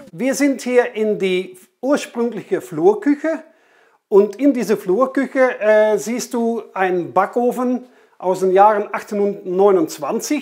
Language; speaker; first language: German; non-native, fluent; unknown